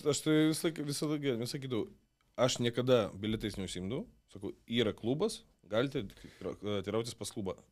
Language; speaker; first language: Lithuanian; non-native, local second language; Russian